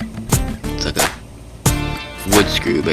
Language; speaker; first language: English; native; English